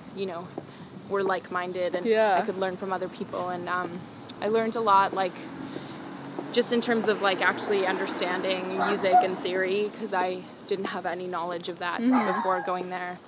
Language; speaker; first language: English; early bilingual, other home language; Spanish